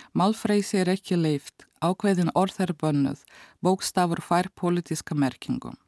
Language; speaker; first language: Icelandic; non-native, fluent; Russian